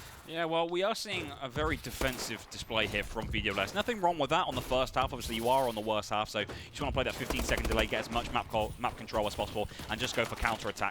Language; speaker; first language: English; native; English